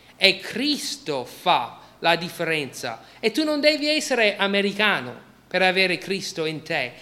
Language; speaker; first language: Italian; non-native, fluent; English